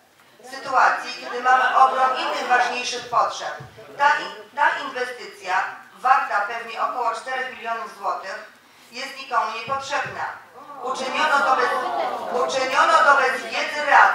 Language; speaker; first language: Polish; native; Polish